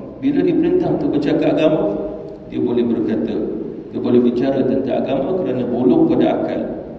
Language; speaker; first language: Malay; native; Malay